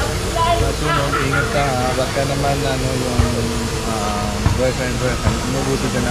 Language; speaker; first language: Filipino; non-native, learner; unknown